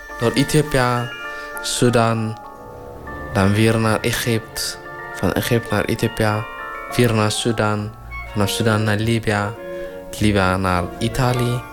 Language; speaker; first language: Dutch; non-native, learner; Tigrinya